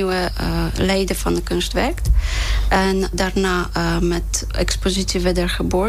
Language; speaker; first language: Dutch; non-native, fluent; Polish